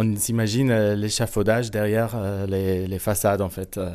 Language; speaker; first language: French; non-native, fluent; German